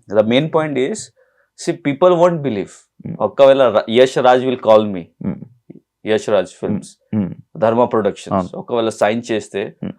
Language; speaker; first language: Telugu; non-native, learner; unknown